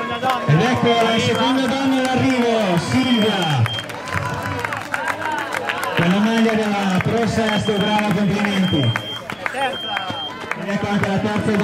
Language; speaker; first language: Italian; native; Italian